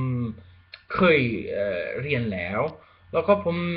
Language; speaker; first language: Thai; non-native, learner; Spanish